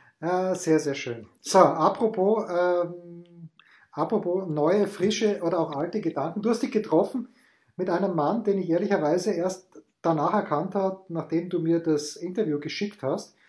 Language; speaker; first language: German; native; German